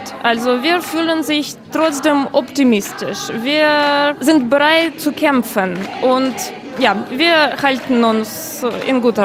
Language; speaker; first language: German; non-native, fluent; Ukrainian